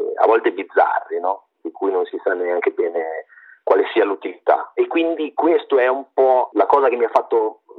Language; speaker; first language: Italian; native; Italian